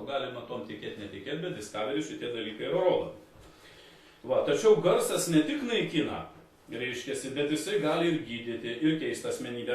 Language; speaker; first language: Lithuanian; native; Lithuanian